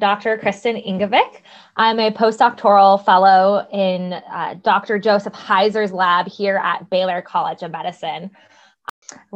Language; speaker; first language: English; native; English